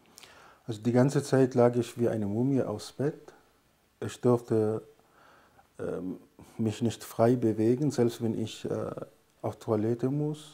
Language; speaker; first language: German; non-native, fluent; Arabic